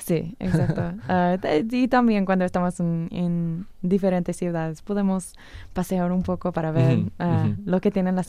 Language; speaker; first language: Spanish; non-native, fluent; English